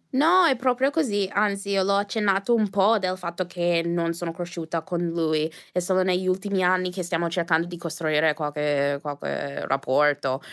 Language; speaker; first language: Italian; non-native, fluent; English